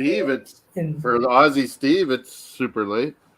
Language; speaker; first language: English; native; English